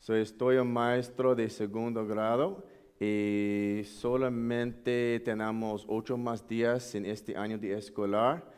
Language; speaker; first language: Spanish; non-native, learner; English